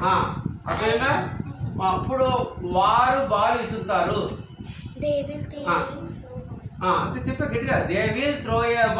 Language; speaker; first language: Telugu; native; Telugu